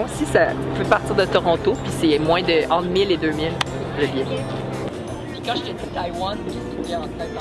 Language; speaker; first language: French; native; French